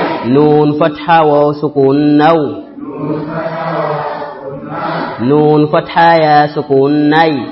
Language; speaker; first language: Arabic; non-native, fluent; Swahili